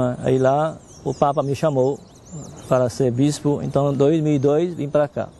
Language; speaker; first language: Portuguese; non-native, fluent; Chinese